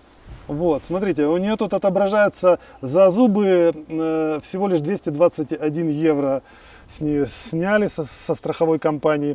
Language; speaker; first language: Russian; native; Russian